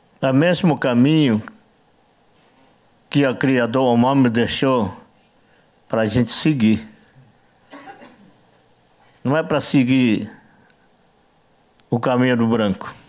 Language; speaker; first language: Portuguese; non-native, learner; Yanomámi